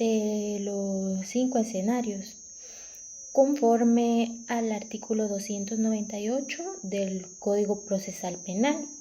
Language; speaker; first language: Spanish; native; Spanish